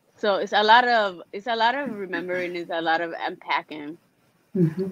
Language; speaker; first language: English; native; English